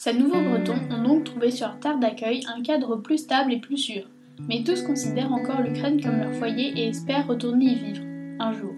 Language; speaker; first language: French; native; French